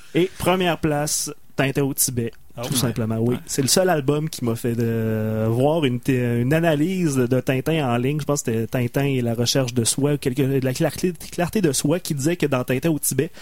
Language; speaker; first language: French; native; French